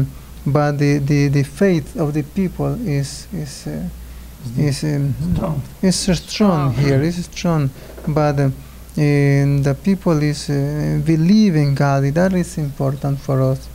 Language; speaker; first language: English; non-native, learner; Spanish